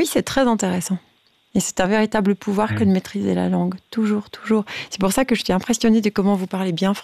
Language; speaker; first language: French; native; French